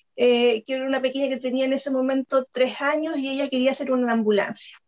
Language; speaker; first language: Spanish; native; Spanish